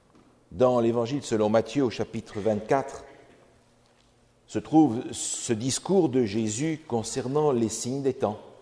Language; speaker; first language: French; native; French